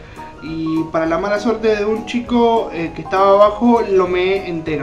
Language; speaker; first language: Spanish; native; Spanish